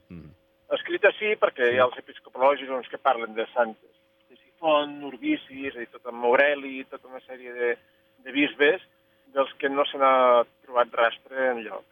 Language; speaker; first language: Catalan; native; Catalan